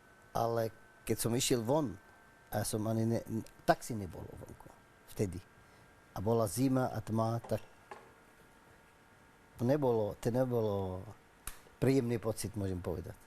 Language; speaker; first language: Slovak; non-native, learner; Arabic